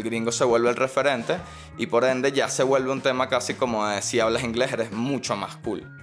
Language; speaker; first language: Spanish; native; Spanish